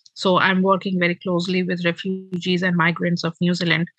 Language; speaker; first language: English; non-native, local second language; Bangla